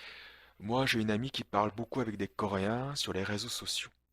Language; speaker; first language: French; non-native, fluent; Korean